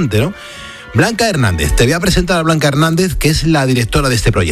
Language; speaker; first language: Spanish; native; Spanish